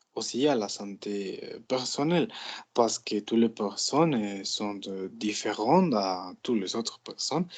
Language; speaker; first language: French; non-native, learner; Spanish